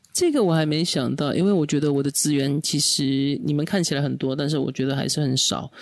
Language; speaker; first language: Chinese; native; Chinese